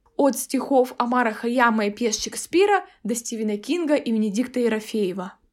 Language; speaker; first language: Russian; native; Russian